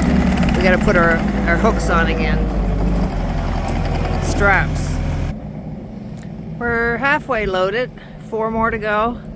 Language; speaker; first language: English; native; English